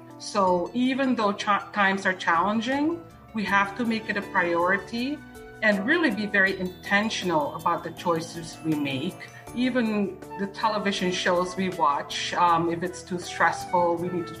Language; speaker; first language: English; non-native, fluent; Dutch